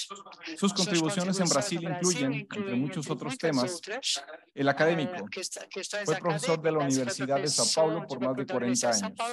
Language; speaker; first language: Spanish; native; Spanish